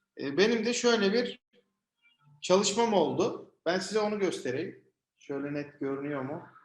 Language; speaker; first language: Turkish; native; Turkish